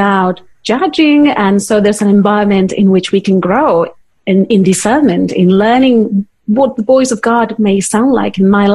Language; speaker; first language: English; non-native, fluent; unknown